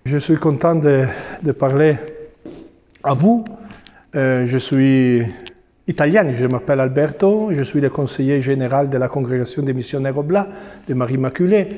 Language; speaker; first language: French; non-native, fluent; Italian